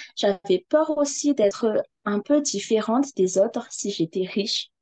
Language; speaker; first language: French; non-native, local second language; Malagasy